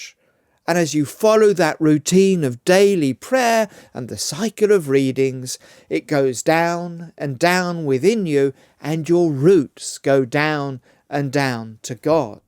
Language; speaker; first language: English; native; English